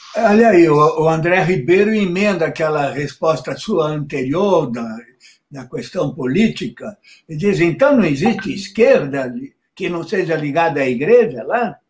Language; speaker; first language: Portuguese; native; Portuguese